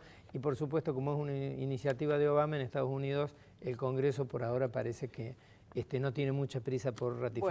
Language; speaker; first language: Spanish; native; Spanish